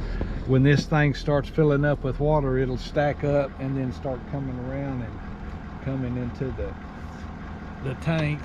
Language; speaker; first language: English; native; English